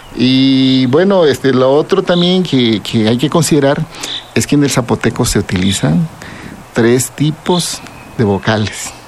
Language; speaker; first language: Spanish; non-native, local second language; Zapotec